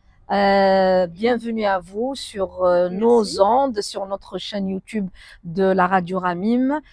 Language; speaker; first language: French; non-native, local second language; Arabic